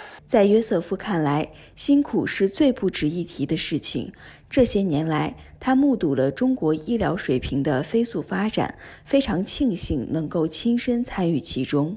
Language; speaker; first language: Chinese; native; Chinese